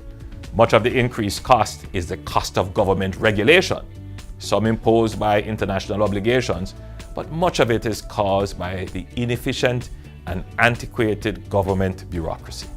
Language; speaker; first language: English; native; English